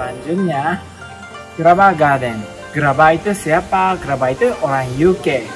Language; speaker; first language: Indonesian; non-native, learner; Japanese